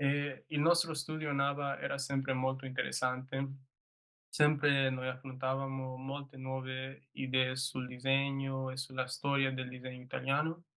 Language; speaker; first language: Italian; non-native, learner; English